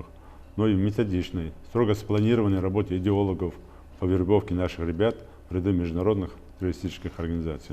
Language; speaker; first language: Russian; non-native, local second language; Ingush